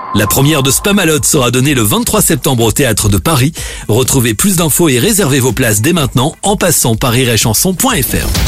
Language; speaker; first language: French; native; French